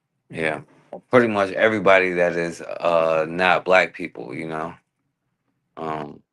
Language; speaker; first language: English; native; English